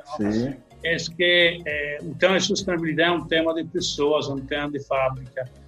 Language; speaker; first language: Portuguese; non-native, learner; Italian